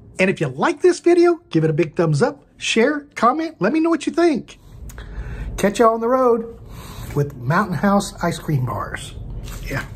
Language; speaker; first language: English; native; English